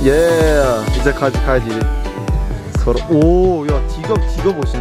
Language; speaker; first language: Korean; early bilingual, heritage; Korean